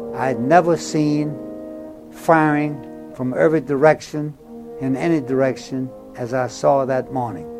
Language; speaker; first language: English; native; English